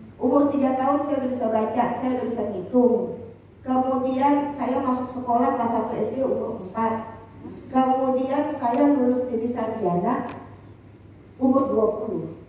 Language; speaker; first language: Indonesian; native; Indonesian